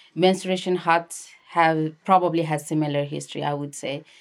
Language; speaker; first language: English; non-native, local second language; Nepali